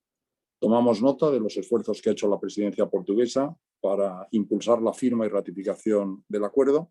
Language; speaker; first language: Spanish; native; Spanish